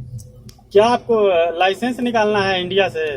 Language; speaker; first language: Hindi; native; Hindi